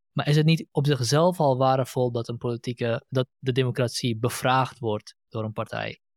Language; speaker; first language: Dutch; native; Dutch